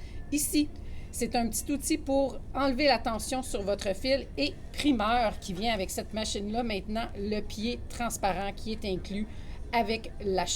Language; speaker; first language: French; native; French